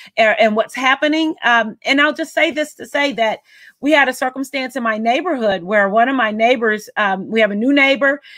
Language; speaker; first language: English; native; English